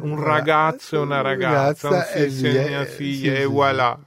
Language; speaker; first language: French; non-native, fluent; Italian